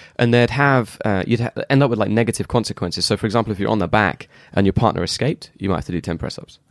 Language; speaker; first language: English; native; English